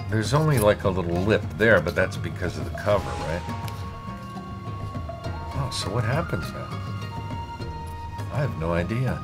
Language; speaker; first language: English; native; English